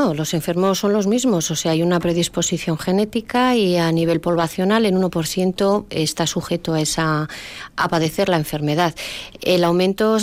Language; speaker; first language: Spanish; native; Spanish